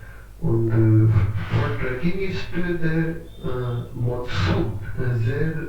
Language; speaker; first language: German; non-native, learner; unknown